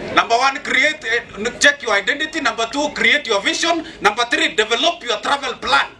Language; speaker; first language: English; non-native, local second language; Swahili